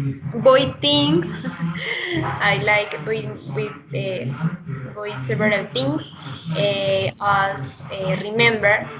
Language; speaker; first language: English; non-native, learner; Spanish